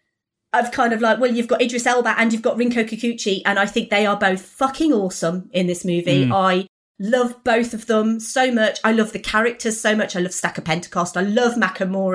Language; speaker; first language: English; native; English